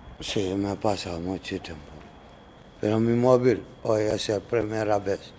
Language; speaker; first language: Spanish; non-native, learner; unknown